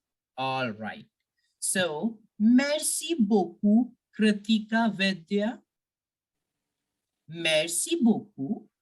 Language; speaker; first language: French; non-native, fluent; Hindi